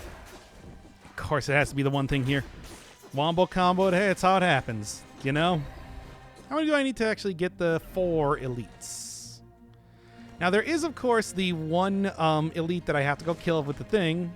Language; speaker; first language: English; native; English